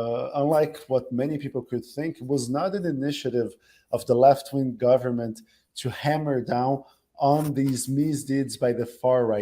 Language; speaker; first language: English; non-native, fluent; Portuguese